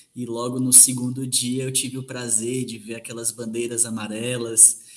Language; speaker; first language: Portuguese; native; Portuguese